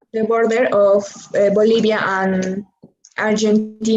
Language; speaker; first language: English; non-native, learner; Spanish